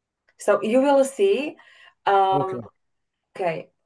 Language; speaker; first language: English; non-native, fluent; Slovak